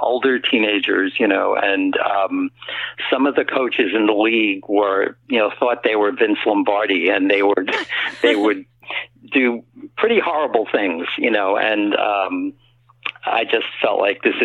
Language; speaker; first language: English; native; English